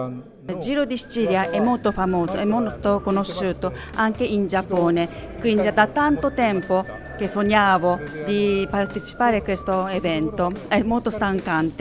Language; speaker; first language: Italian; non-native, fluent; Japanese